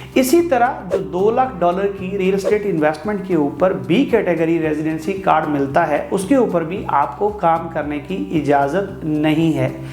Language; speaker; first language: Urdu; native; Urdu